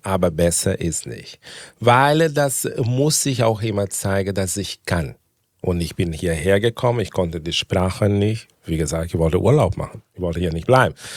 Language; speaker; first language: German; non-native, fluent; Portuguese